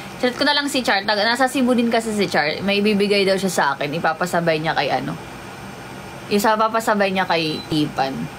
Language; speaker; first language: Filipino; non-native, local second language; Waray